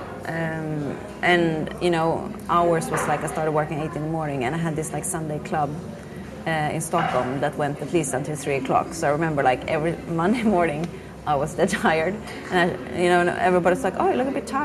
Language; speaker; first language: English; non-native, fluent; Swedish